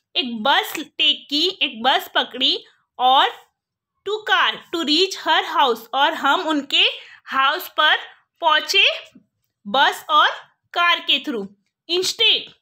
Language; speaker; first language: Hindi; non-native, local second language; Gujarati